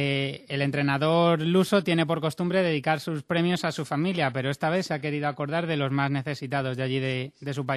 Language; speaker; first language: Spanish; native; Spanish